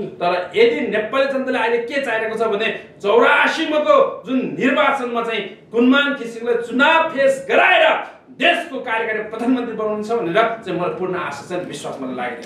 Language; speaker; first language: Nepali; non-native, local second language; Eastern Tamang